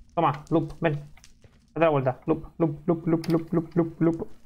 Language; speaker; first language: Spanish; native; Spanish